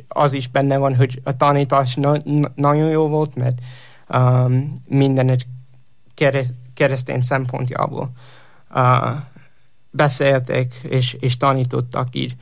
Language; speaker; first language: Hungarian; non-native, fluent; English